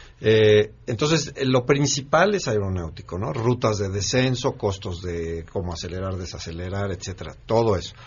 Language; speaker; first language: Spanish; native; Spanish